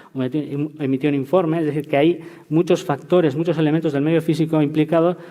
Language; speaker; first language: Spanish; native; Spanish